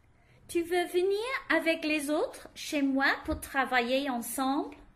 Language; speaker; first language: French; non-native, learner; English